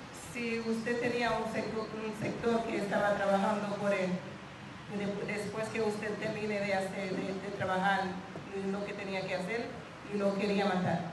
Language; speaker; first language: Spanish; non-native, fluent; Haitian Creole